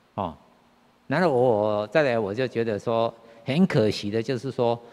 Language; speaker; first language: Chinese; native; Chinese